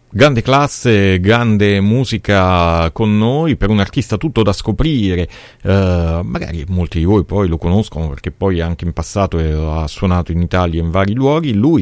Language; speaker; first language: Italian; native; Italian